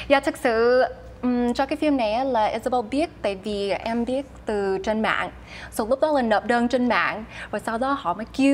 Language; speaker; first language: Vietnamese; early bilingual, heritage; Vietnamese